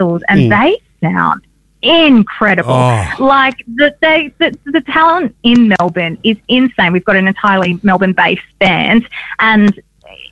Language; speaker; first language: English; native; English